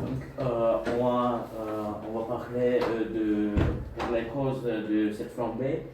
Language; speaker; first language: French; non-native, learner; Bulgarian